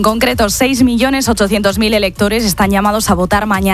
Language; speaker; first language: Spanish; native; Spanish